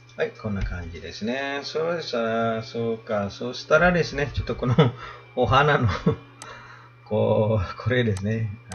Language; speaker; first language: Japanese; non-native, fluent; Indonesian